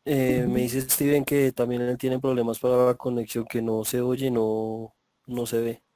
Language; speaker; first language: Spanish; native; Spanish